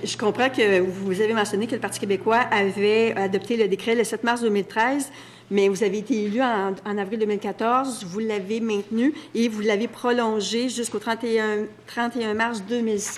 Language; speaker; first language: French; native; French